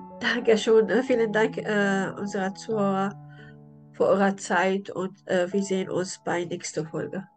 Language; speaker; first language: German; non-native, learner; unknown